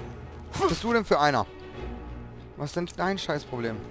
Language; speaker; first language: German; native; German